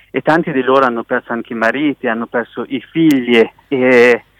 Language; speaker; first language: Italian; early bilingual, other home language; Persian